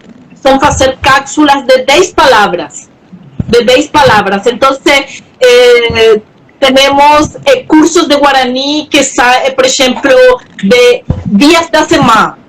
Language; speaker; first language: Portuguese; non-native, local second language; Spanish